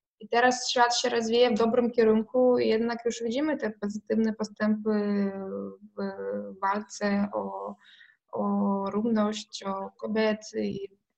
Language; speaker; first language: Polish; non-native, fluent; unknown